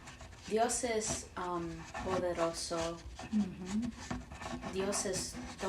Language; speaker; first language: Spanish; early bilingual, heritage; English